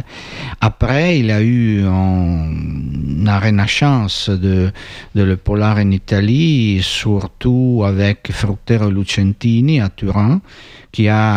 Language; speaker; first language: French; non-native, fluent; Italian